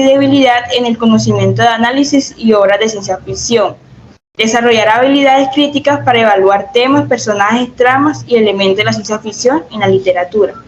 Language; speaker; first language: Spanish; native; Spanish